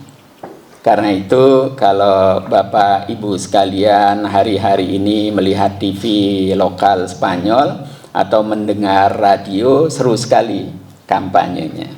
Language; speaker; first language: Indonesian; native; Indonesian